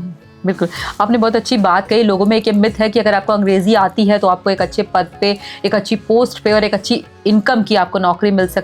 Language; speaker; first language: Hindi; native; Hindi